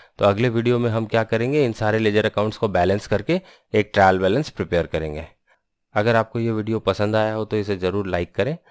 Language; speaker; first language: Hindi; non-native, local second language; Bangla